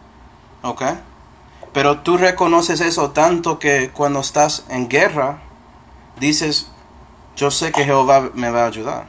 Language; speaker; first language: Spanish; non-native, fluent; English